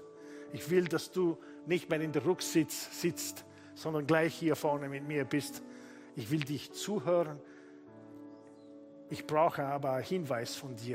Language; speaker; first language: German; non-native, fluent; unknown